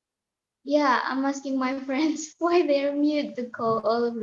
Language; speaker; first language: English; non-native, learner; Indonesian